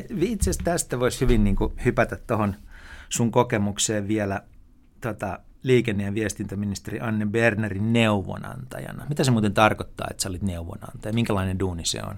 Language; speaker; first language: Finnish; native; Finnish